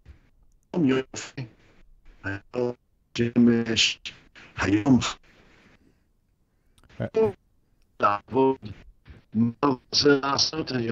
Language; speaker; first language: Hebrew; non-native, fluent; English